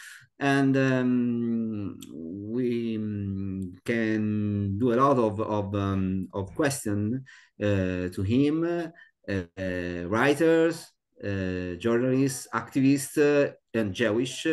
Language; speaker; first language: English; non-native, learner; Italian